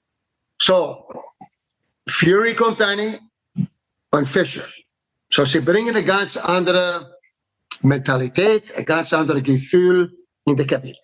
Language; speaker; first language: German; non-native, learner; English